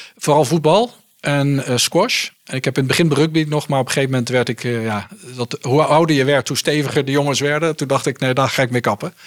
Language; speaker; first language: Dutch; early bilingual, heritage; Dutch